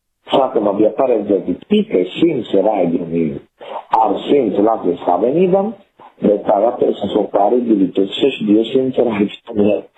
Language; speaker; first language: Latvian; non-native, fluent; Italian